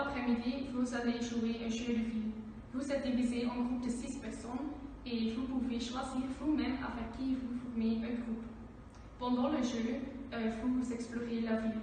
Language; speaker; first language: French; non-native, learner; Dutch